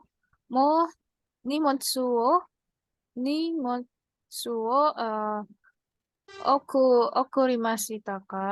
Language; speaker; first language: Japanese; non-native, learner; Indonesian